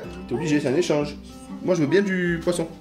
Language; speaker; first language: French; native; French